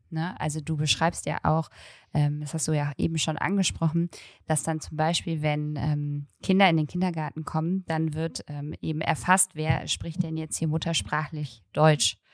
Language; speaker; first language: German; native; German